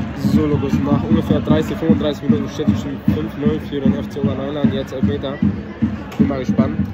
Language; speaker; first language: German; early bilingual, other home language; Spanish